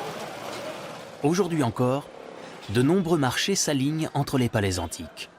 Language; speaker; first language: French; native; French